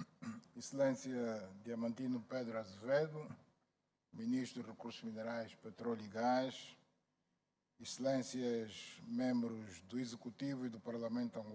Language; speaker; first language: Portuguese; native; Portuguese